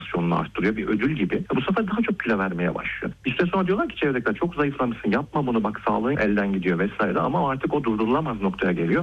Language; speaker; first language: Turkish; native; Turkish